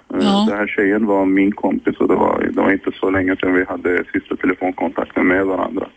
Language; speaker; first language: Swedish; early bilingual, other home language; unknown